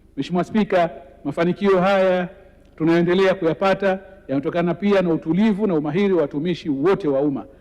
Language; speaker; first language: Swahili; native; Swahili